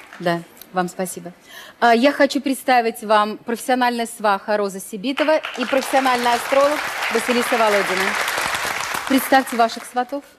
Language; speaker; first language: Russian; native; Russian